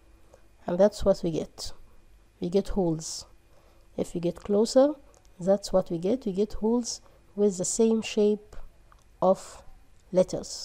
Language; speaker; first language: English; non-native, fluent; Arabic